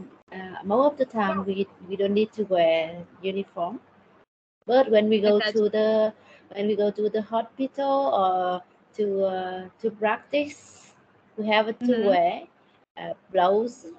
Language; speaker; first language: English; non-native, learner; Thai